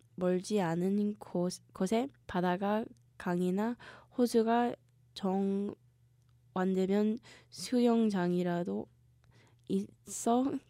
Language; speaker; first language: Korean; early bilingual, heritage; Korean